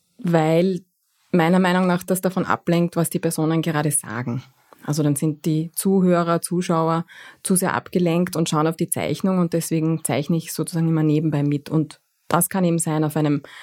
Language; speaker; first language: German; native; German